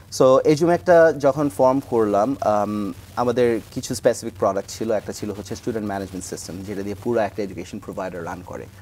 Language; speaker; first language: Bangla; native; Bangla